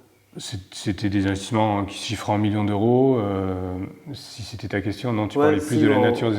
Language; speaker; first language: French; native; French